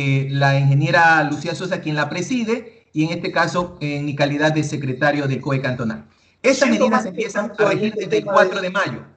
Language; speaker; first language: Spanish; native; Spanish